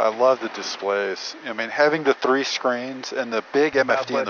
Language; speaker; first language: English; native; English